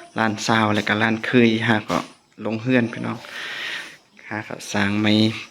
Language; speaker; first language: Lao; non-native, local second language; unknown